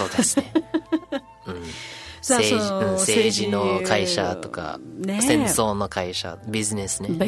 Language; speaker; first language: Japanese; non-native, learner; English